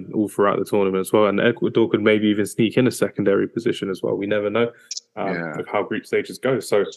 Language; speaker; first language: English; early bilingual, other home language; Hindi